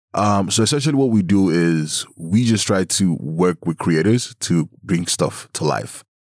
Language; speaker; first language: English; non-native, local second language; Yoruba